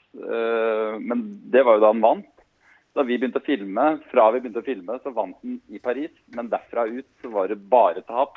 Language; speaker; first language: Norwegian; native; Norwegian